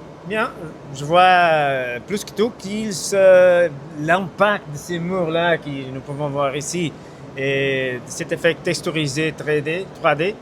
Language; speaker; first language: French; non-native, fluent; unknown